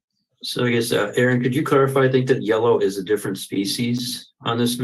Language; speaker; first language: English; native; English